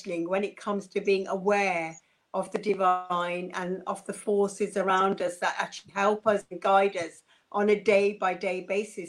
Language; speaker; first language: English; non-native, local second language; Punjabi